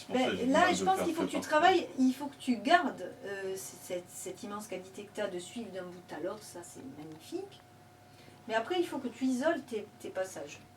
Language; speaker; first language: French; native; French